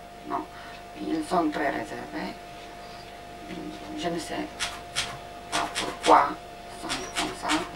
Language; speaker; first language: French; non-native, learner; Romanian